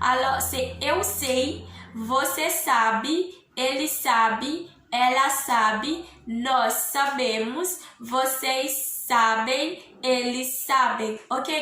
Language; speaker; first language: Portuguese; non-native, learner; Haitian Creole